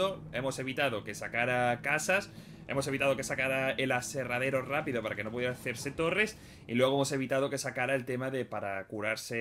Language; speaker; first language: Spanish; native; Spanish